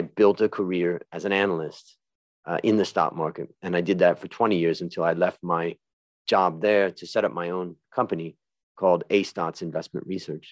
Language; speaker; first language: English; native; English